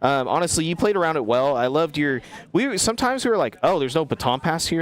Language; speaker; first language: English; native; English